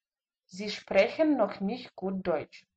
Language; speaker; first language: German; non-native, fluent; Russian